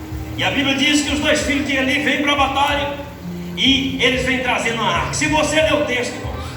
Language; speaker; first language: Portuguese; native; Portuguese